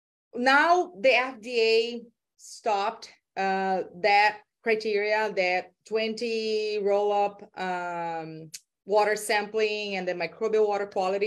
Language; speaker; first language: English; non-native, fluent; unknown